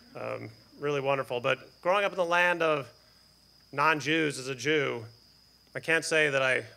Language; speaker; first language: English; native; English